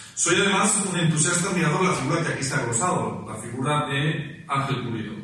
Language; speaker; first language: Spanish; native; Spanish